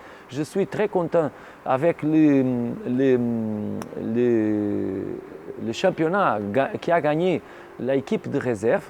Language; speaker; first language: French; non-native, learner; Portuguese